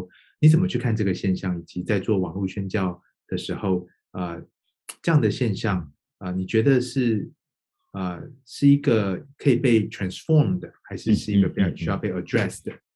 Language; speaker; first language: Chinese; native; Chinese